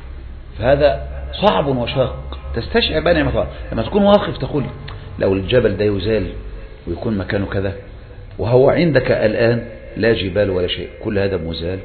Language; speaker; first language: Arabic; native; Arabic